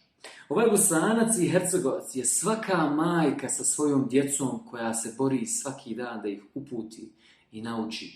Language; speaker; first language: Bosnian; native; Bosnian